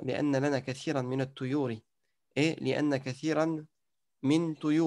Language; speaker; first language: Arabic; non-native, fluent; French